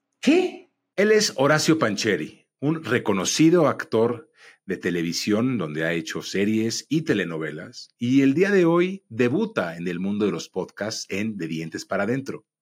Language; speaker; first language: Spanish; native; Spanish